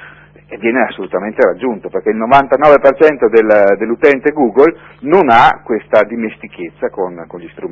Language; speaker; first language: Italian; native; Italian